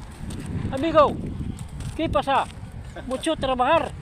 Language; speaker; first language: Spanish; non-native, learner; Filipino